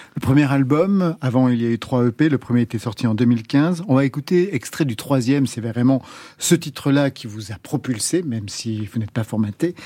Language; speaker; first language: French; native; French